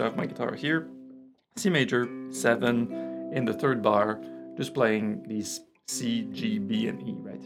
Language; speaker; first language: English; non-native, fluent; French